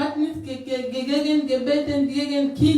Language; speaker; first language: German; non-native, learner; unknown